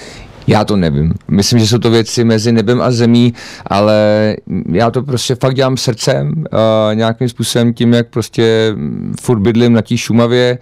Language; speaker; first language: Czech; native; Czech